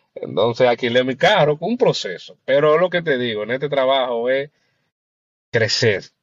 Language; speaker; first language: Spanish; native; Spanish